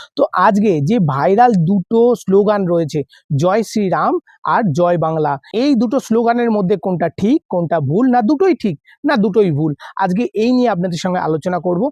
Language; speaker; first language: Bangla; native; Bangla